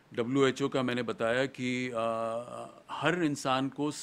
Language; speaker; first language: Hindi; native; Hindi